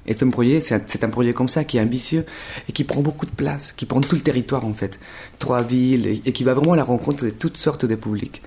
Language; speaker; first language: French; non-native, fluent; Spanish